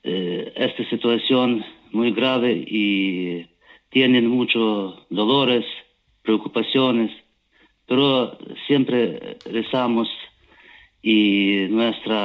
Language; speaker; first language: Spanish; non-native, learner; Ukrainian